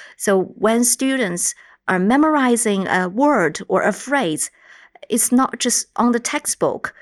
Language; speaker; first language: English; non-native, fluent; Chinese